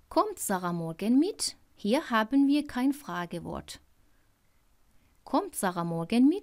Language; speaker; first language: German; non-native, fluent; Persian